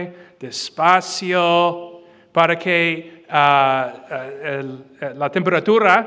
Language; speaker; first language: Spanish; non-native, fluent; English